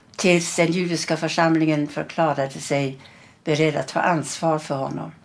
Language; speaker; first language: Swedish; early bilingual, other home language; German